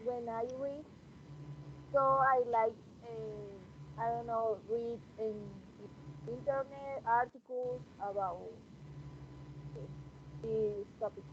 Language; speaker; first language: English; non-native, learner; Spanish